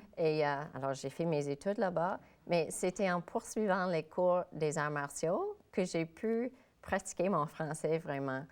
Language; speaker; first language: French; non-native, local second language; English